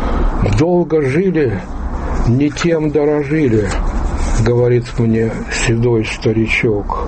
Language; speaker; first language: Russian; native; Russian